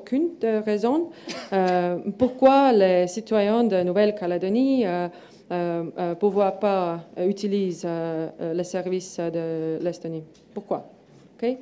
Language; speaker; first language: French; non-native, learner; Estonian